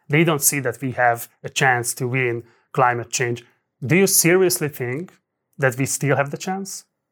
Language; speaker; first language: English; non-native, fluent; Hungarian